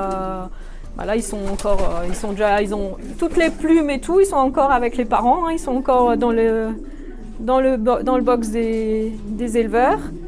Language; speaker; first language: French; native; French